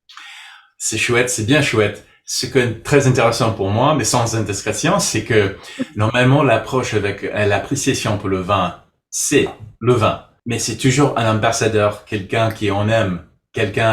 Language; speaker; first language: French; non-native, learner; English